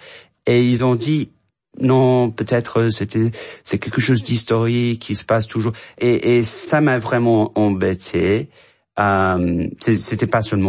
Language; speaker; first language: French; non-native, fluent; English